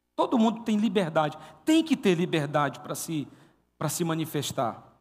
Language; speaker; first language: Portuguese; native; Portuguese